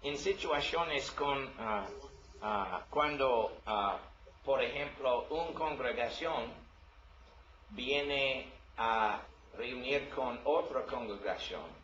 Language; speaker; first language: Spanish; non-native, learner; English